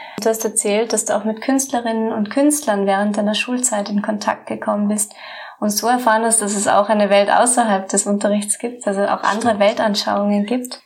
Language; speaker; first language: German; native; German